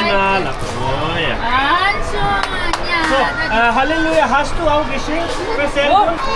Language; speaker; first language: German; non-native, learner; Tibetan